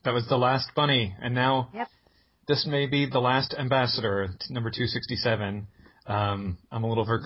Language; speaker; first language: English; native; English